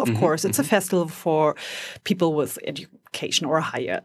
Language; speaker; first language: English; non-native, fluent; German